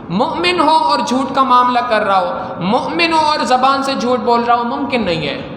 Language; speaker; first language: Urdu; native; Urdu